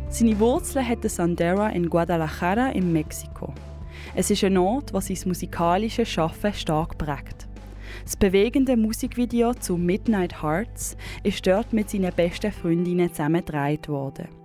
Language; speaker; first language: German; native; German